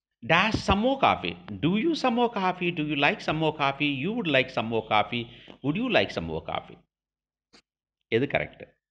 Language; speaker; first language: English; non-native, local second language; Tamil